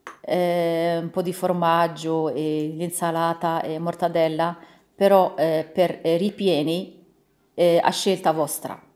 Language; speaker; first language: Italian; non-native, learner; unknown